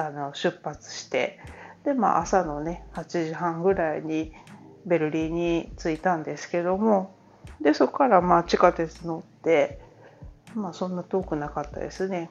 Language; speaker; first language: Japanese; native; Japanese